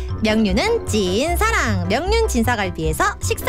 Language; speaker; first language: Korean; native; Korean